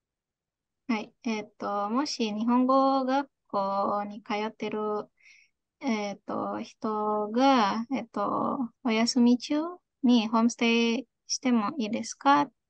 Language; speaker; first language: Japanese; non-native, fluent; Indonesian